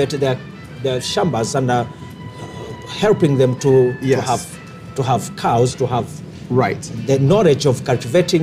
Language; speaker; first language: English; non-native, local second language; Kinyarwanda